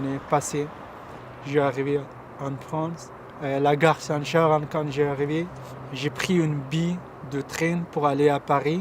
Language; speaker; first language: French; non-native, learner; Pashto